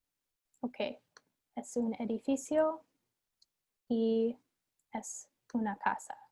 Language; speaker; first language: Spanish; non-native, fluent; English